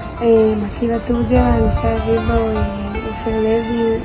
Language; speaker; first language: Hebrew; native; Hebrew